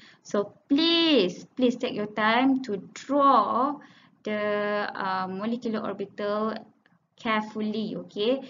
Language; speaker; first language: English; non-native, local second language; Malay